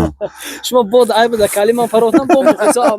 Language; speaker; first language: Persian; native; Persian